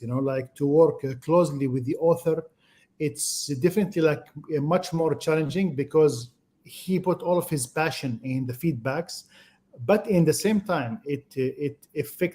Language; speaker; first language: English; non-native, fluent; Arabic